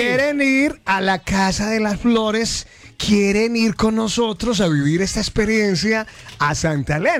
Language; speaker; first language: Spanish; native; Spanish